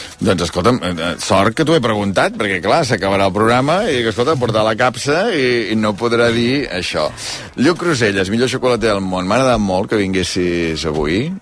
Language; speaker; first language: Catalan; native; Catalan